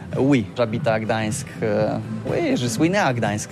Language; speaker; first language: French; non-native, learner; Polish